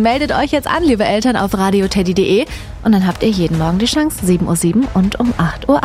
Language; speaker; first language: German; native; German